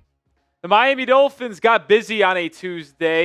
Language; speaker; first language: English; native; English